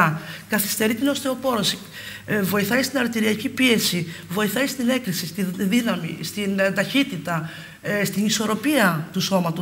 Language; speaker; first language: Greek; native; Greek